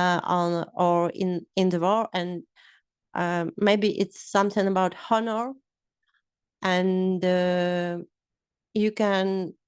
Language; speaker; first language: English; non-native, learner; Ukrainian